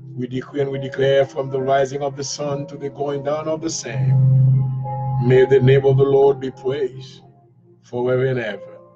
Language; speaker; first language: English; non-native, fluent; Haitian Creole